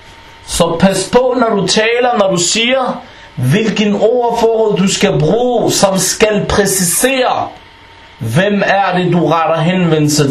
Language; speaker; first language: Danish; non-native, fluent; Arabic